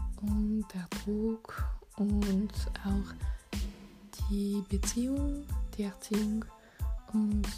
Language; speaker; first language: German; non-native, learner; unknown